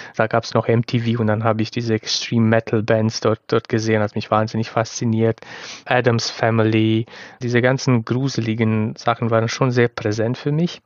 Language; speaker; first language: German; non-native, fluent; Romanian